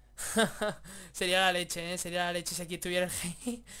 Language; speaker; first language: Spanish; native; Spanish